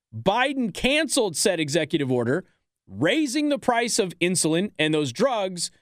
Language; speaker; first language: English; native; English